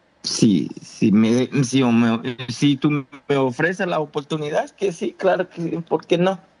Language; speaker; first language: Spanish; non-native, fluent; Haitian Creole